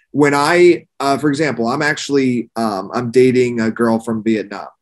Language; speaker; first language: English; native; English